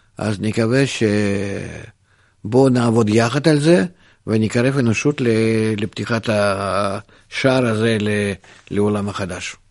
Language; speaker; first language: Hebrew; non-native, fluent; Russian